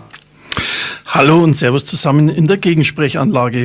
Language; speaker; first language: German; native; German